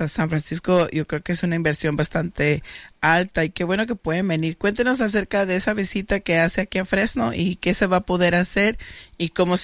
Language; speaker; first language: Spanish; native; Spanish